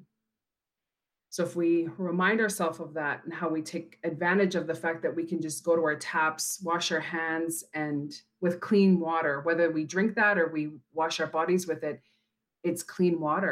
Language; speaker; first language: English; native; English